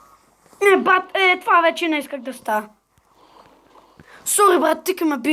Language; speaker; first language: Bulgarian; native; Bulgarian